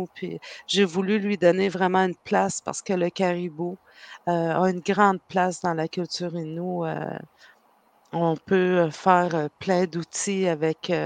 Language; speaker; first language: French; native; French